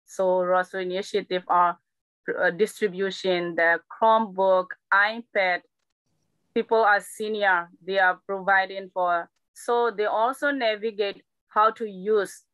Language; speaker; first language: English; non-native, learner; Burmese